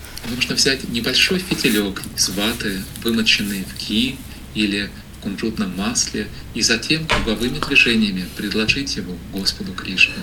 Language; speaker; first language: Russian; native; Russian